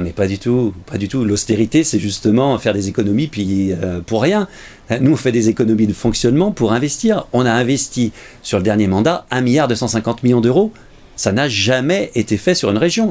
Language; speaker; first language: French; native; French